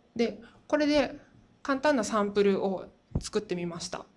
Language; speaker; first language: Japanese; native; Japanese